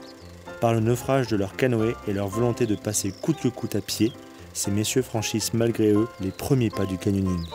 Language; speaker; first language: French; native; French